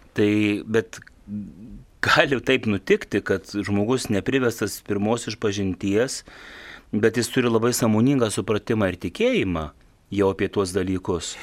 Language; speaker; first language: Lithuanian; native; Lithuanian